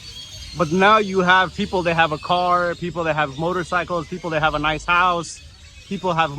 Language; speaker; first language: English; non-native, fluent; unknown